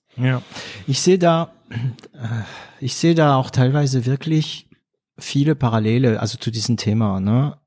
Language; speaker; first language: German; non-native, fluent; French